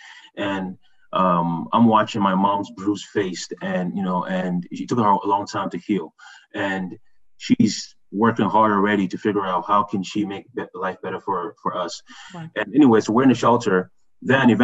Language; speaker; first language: English; early bilingual, other home language; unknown